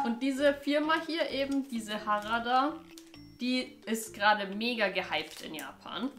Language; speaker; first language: German; native; German